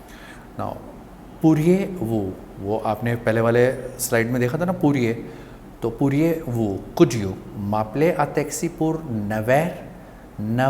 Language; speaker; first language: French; non-native, learner; Hindi